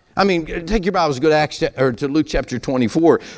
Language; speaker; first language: English; native; English